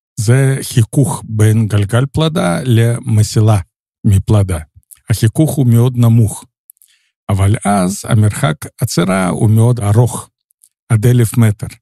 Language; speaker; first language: Hebrew; non-native, fluent; Russian